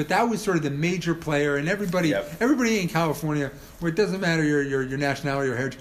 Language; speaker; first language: English; native; English